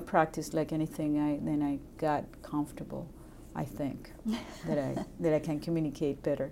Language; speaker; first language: English; non-native, fluent; Spanish